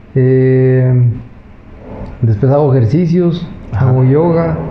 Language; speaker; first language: Spanish; native; Spanish